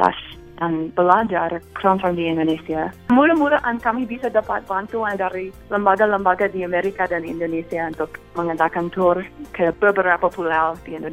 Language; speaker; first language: Indonesian; non-native, fluent; English